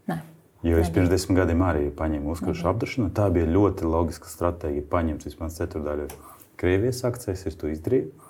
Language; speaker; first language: Latvian; non-native, local second language; Russian